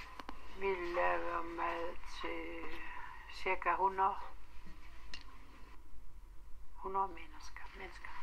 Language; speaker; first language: Danish; non-native, local second language; Kalaallisut